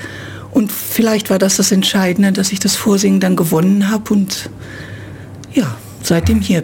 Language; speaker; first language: German; native; German